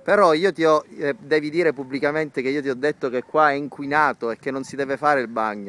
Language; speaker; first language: Italian; native; Italian